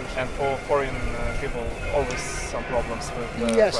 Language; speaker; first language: English; non-native, learner; Russian